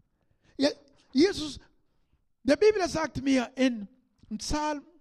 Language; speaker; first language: German; non-native, learner; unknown